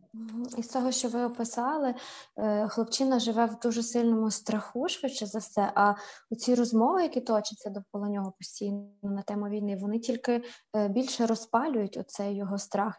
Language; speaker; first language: Ukrainian; native; Ukrainian